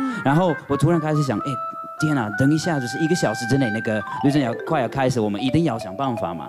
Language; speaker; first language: Chinese; non-native, learner; Portuguese